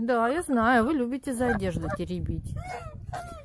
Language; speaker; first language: Russian; native; Russian